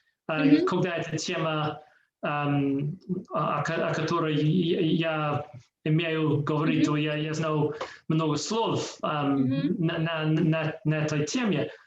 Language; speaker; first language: Russian; non-native, learner; English